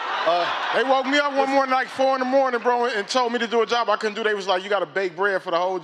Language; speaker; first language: English; native; English